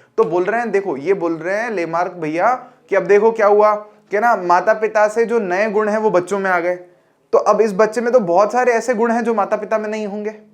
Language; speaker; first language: Hindi; native; Hindi